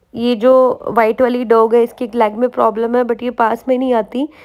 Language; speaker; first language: Hindi; native; Hindi